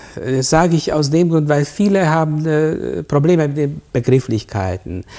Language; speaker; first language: German; non-native, fluent; Hungarian